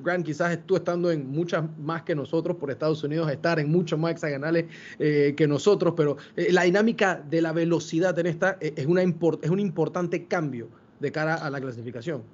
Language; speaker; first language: Spanish; native; Spanish